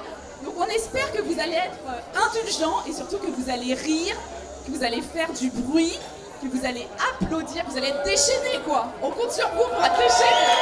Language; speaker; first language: French; native; French